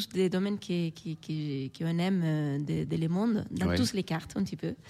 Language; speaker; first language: French; non-native, fluent; Spanish